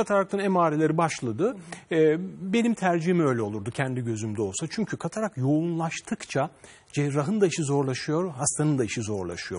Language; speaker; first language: Turkish; native; Turkish